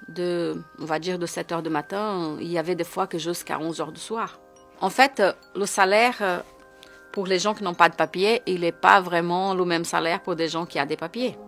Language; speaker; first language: French; non-native, fluent; Portuguese